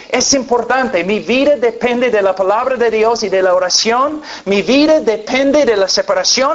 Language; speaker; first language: Spanish; non-native, fluent; English